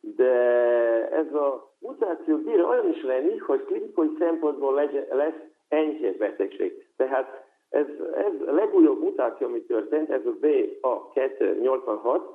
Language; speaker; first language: Hungarian; non-native, local second language; Serbian